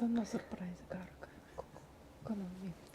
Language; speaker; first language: Japanese; non-native, fluent; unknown